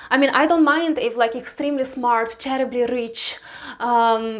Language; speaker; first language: English; non-native, fluent; Romanian